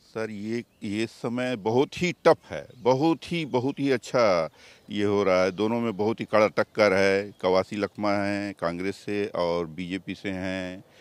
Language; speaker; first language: Hindi; native; Hindi